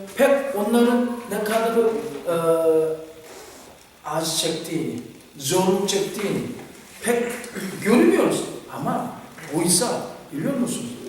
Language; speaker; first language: Turkish; non-native, fluent; Korean